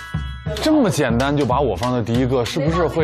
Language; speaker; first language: Chinese; native; Chinese